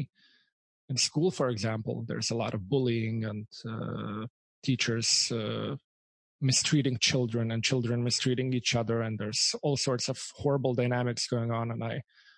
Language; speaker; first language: English; non-native, fluent; Lithuanian